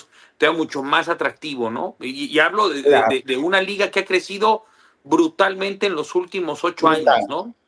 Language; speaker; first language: Spanish; native; Spanish